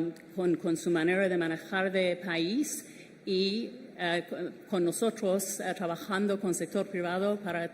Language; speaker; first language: Spanish; non-native, fluent; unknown